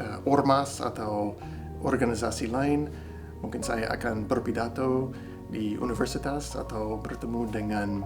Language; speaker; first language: Indonesian; non-native, fluent; English